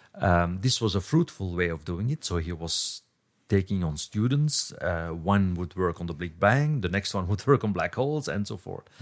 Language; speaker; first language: English; non-native, fluent; Dutch